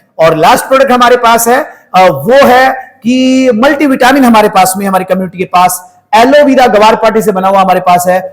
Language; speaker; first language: Hindi; native; Hindi